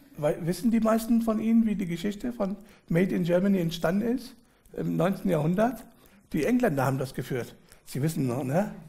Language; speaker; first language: German; early bilingual, other home language; Arabic